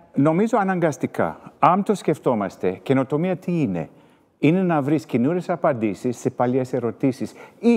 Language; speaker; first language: Greek; early bilingual, heritage; Greek